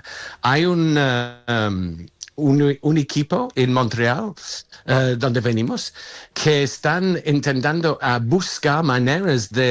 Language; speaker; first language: Spanish; non-native, fluent; English